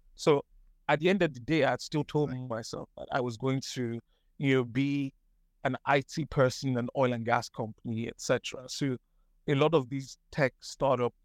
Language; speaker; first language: English; non-native, local second language; Yoruba